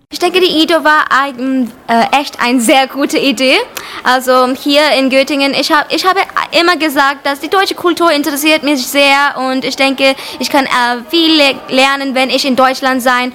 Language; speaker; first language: German; non-native, learner; Bangla